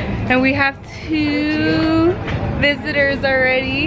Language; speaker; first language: English; early bilingual, other home language; Spanish